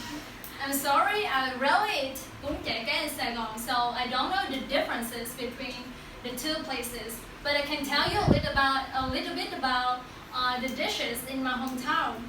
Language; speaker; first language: English; non-native, learner; Vietnamese